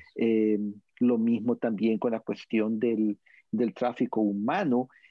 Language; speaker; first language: Spanish; native; Spanish